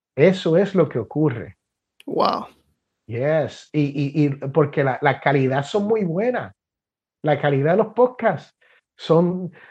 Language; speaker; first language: Spanish; native; Spanish